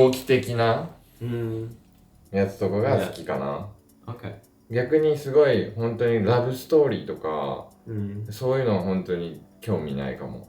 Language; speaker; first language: Japanese; native; Japanese